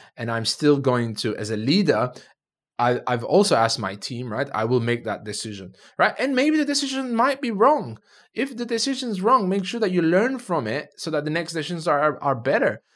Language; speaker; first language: English; non-native, fluent; Turkish